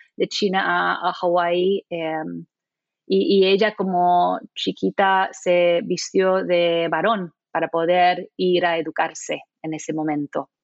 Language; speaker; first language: Spanish; non-native, fluent; English